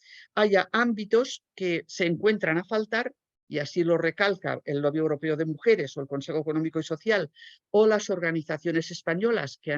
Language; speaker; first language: Spanish; native; Spanish